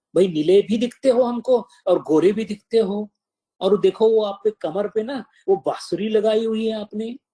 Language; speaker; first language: Hindi; non-native, local second language; Marathi